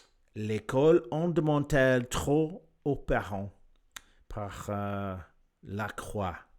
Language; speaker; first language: French; non-native, learner; English